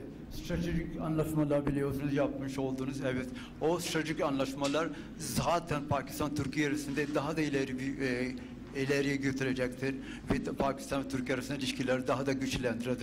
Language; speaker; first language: Turkish; non-native, fluent; Urdu